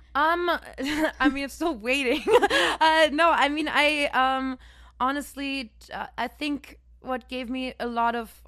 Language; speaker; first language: English; non-native, fluent; German